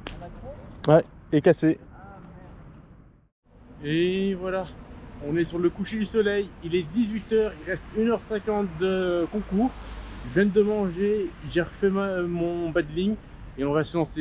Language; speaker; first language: French; native; French